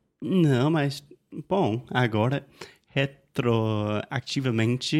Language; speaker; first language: Portuguese; non-native, fluent; English